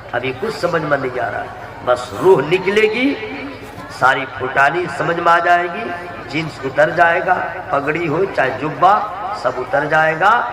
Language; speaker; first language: Urdu; native; Urdu